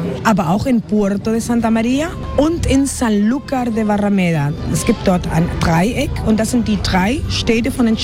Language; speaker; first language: German; non-native, fluent; Spanish